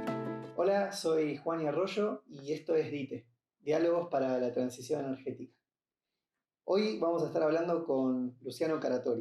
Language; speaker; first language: Spanish; native; Spanish